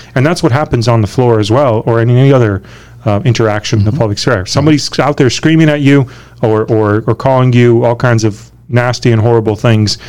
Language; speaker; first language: English; early bilingual, other home language; Romanian